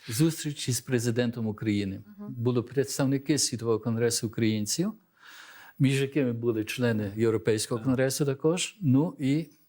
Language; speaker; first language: Ukrainian; early bilingual, heritage; Ukrainian